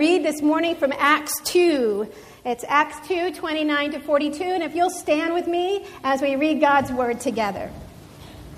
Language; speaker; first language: English; native; English